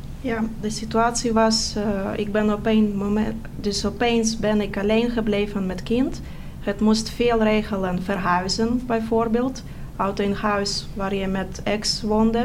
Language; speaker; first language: Dutch; non-native, fluent; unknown